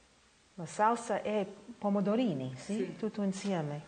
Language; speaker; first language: Italian; non-native, learner; English